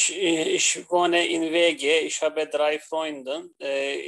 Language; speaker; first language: German; non-native, learner; Turkish